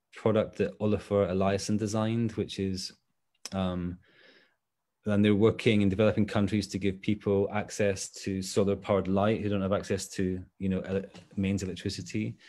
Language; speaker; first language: English; native; English